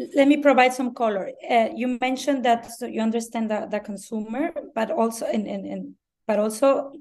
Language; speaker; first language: English; non-native, fluent; Spanish